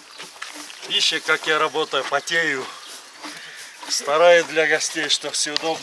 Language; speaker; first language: Russian; non-native, local second language; Kyrgyz